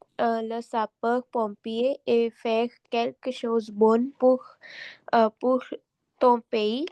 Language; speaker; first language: French; non-native, learner; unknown